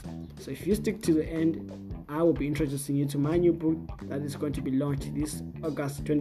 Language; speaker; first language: English; non-native, local second language; North Ndebele